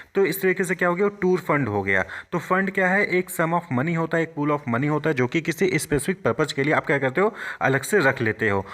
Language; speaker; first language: Hindi; native; Hindi